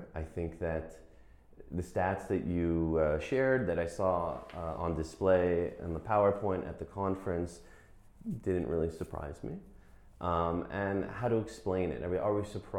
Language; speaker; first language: English; native; English